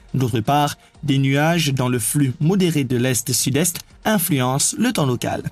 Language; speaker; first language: French; non-native, local second language; Morisyen